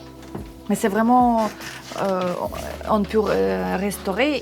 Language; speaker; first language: French; non-native, learner; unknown